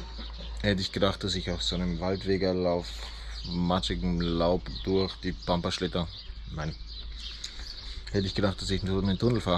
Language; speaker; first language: German; native; German